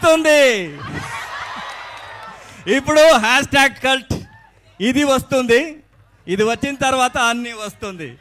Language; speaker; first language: Telugu; non-native, learner; Kannada